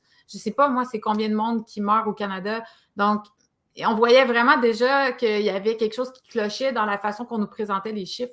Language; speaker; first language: French; native; French